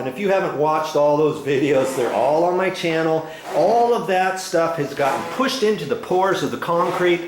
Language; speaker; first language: English; native; English